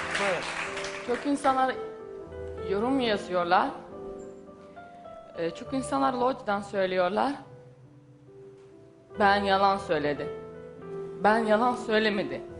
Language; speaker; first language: Turkish; non-native, learner; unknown